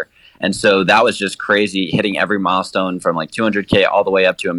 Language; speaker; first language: English; native; English